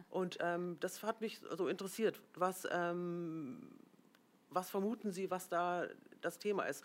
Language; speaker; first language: German; native; German